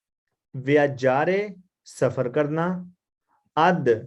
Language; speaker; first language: Italian; non-native, learner; Punjabi